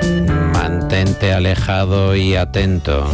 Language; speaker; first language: Spanish; native; Spanish